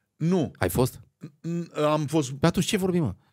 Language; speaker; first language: Romanian; native; Romanian